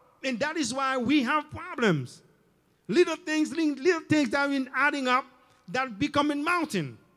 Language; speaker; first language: English; non-native, fluent; Haitian Creole